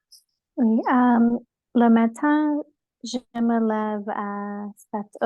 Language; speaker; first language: French; non-native, learner; English